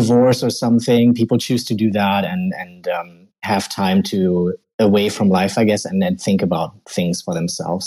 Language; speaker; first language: English; non-native, fluent; German